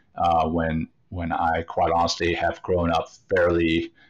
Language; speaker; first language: English; native; English